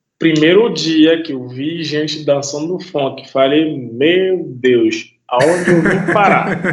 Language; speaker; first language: Portuguese; non-native, fluent; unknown